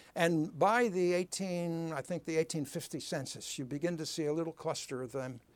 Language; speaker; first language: English; early bilingual, other home language; Italian